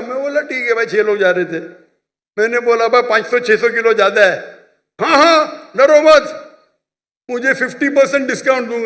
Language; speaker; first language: Hindi; non-native, local second language; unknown